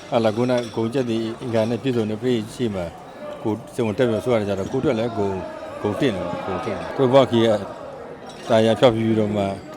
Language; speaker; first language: Burmese; native; Burmese